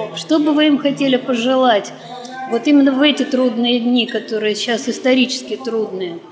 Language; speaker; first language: Russian; native; Russian